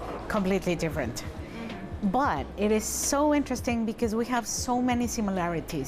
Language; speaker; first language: English; non-native, fluent; Spanish